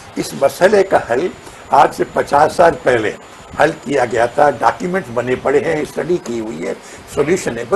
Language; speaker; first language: Urdu; non-native, local second language; Sindhi